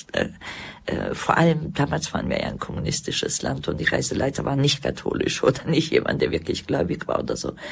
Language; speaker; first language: German; early bilingual, other home language; Croatian